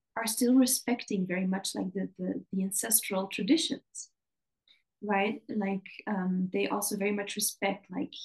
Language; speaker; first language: English; non-native, fluent; Dutch